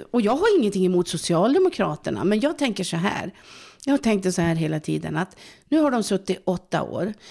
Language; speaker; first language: Swedish; native; Swedish